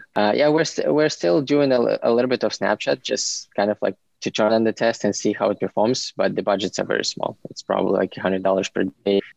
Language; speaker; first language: English; non-native, fluent; Ukrainian